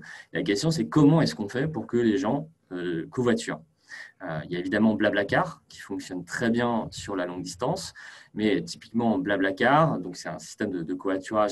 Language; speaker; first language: French; native; French